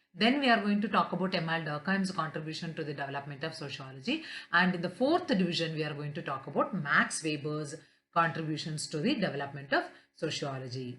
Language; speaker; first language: English; non-native, local second language; Kannada